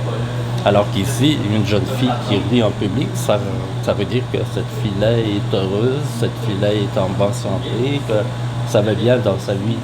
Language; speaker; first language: French; non-native, fluent; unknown